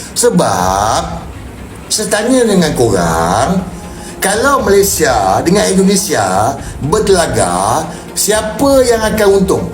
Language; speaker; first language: Malay; native; Malay